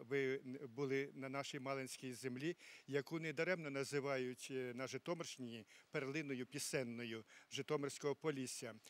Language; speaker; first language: Ukrainian; native; Ukrainian